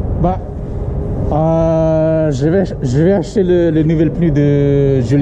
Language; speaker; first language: French; non-native, learner; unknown